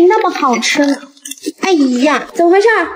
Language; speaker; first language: Chinese; native; Chinese